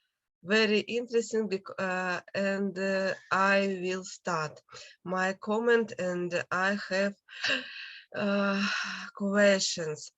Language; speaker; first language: English; non-native, learner; Russian